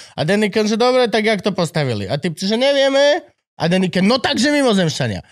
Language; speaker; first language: Slovak; native; Slovak